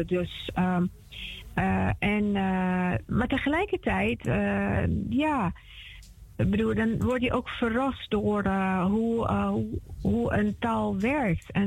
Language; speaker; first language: Dutch; non-native, fluent; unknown